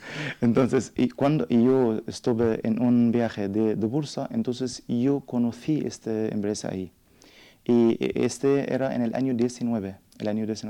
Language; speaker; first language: Spanish; non-native, learner; Arabic